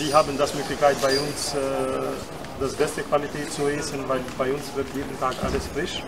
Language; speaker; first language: German; non-native, fluent; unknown